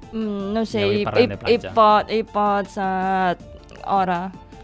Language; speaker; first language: Catalan; non-native, learner; Indonesian